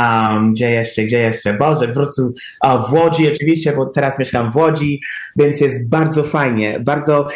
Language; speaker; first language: Polish; early bilingual, heritage; English